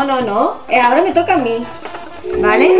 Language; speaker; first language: Spanish; native; Spanish